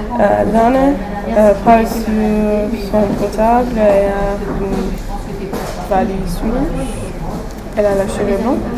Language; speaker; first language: French; non-native, learner; English